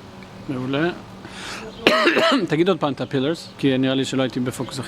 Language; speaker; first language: Hebrew; native; Hebrew